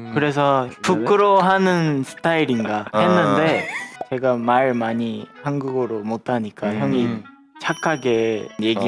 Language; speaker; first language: Korean; non-native, learner; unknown